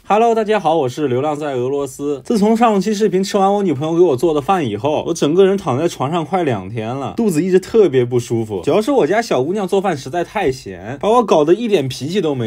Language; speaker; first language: Chinese; native; Chinese